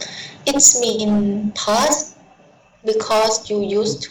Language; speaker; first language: English; non-native, learner; Thai